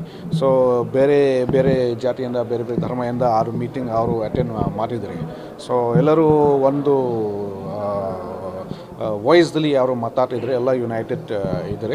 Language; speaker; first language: Kannada; non-native, fluent; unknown